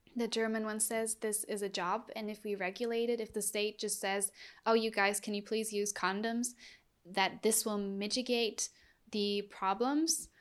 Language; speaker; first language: English; non-native, fluent; German